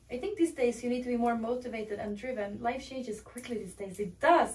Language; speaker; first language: English; non-native, fluent; Swedish